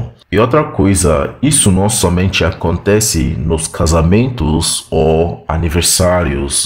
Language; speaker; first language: Portuguese; non-native, fluent; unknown